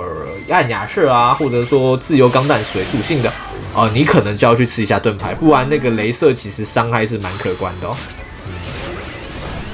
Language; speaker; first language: Chinese; native; Chinese